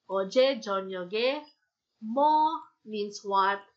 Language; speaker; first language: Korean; non-native, fluent; Filipino